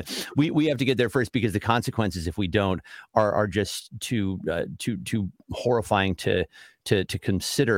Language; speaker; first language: English; native; English